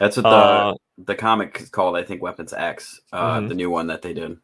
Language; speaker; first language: English; native; English